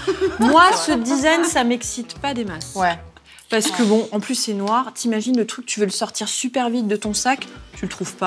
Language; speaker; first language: French; native; French